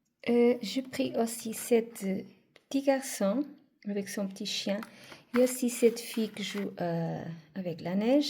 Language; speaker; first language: French; non-native, fluent; Portuguese